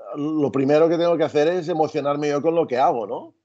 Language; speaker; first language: Spanish; native; Spanish